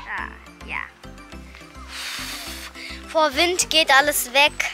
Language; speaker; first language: German; early bilingual, other home language; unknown